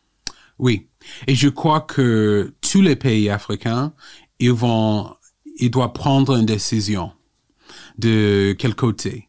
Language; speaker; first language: French; non-native, fluent; English